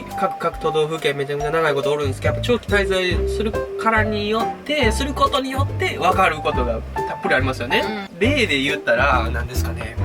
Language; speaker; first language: Japanese; native; Japanese